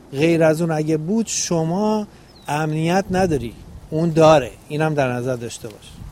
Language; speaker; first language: Persian; native; Persian